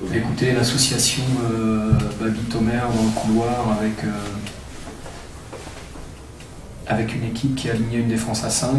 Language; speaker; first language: French; native; French